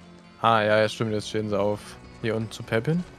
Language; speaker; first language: German; native; German